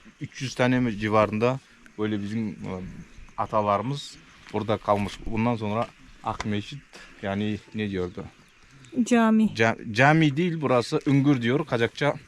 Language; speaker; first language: Turkish; non-native, learner; Kazakh